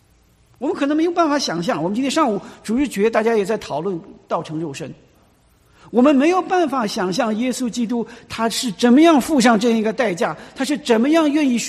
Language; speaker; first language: Chinese; native; Chinese